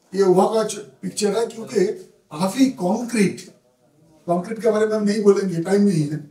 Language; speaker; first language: Hindi; non-native, local second language; Bangla